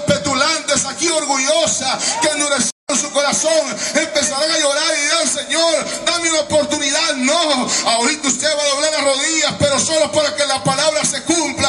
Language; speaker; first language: Spanish; native; Spanish